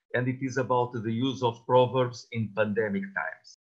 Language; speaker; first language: English; non-native, fluent; Portuguese